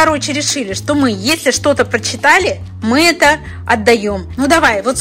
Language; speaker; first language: Russian; native; Russian